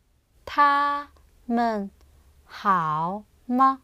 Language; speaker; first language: Chinese; non-native, learner; English